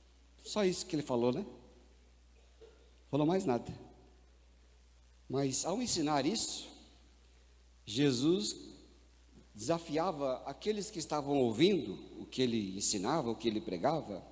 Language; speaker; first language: Portuguese; native; Portuguese